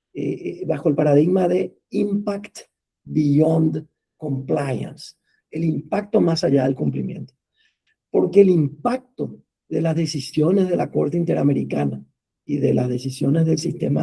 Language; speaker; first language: Spanish; native; Spanish